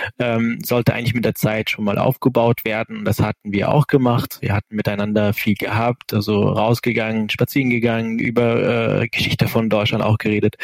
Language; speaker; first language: German; non-native, fluent; Arabic